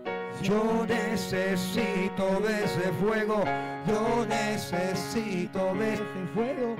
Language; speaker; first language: Spanish; native; Spanish